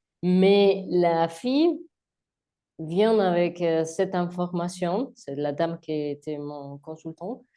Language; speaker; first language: French; non-native, learner; Spanish